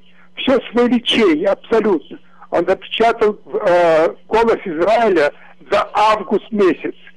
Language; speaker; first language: Russian; native; Russian